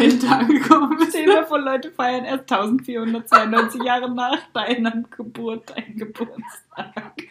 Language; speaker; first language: German; native; German